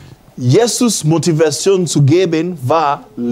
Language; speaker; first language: German; non-native, learner; English